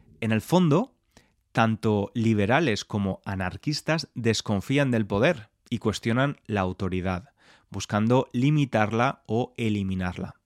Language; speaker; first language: Spanish; native; Spanish